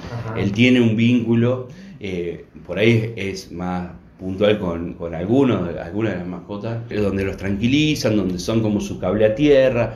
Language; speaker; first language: Spanish; native; Spanish